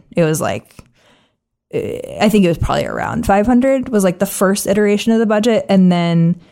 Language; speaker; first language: English; native; English